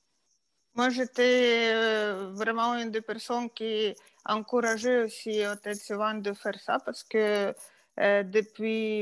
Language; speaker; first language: French; non-native, fluent; Ukrainian